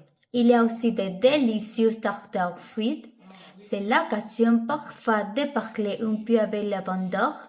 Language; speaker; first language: French; non-native, learner; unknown